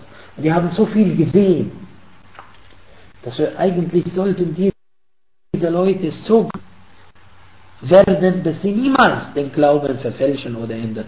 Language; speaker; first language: German; non-native, fluent; Arabic